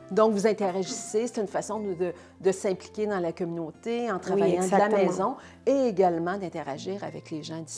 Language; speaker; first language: French; native; French